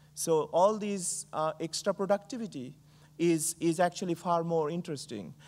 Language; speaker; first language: English; non-native, local second language; Bangla